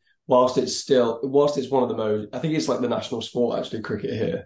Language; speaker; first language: English; native; English